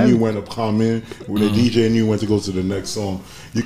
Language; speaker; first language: English; non-native, local second language; Yoruba